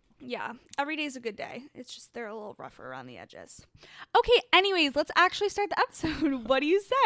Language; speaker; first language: English; native; English